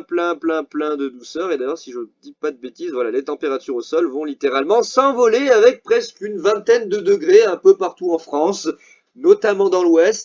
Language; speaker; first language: French; native; French